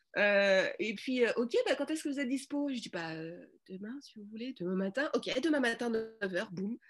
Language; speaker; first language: French; native; French